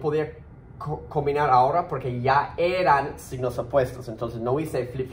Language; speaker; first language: Spanish; early bilingual, heritage; Spanish